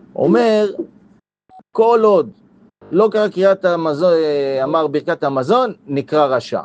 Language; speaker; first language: Hebrew; native; Hebrew